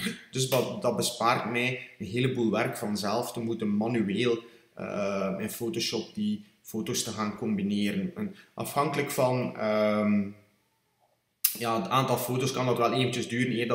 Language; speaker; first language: Dutch; native; Dutch